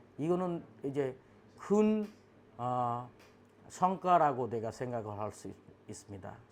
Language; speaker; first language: Korean; non-native, learner; Bangla